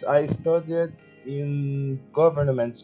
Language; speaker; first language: English; non-native, learner; Portuguese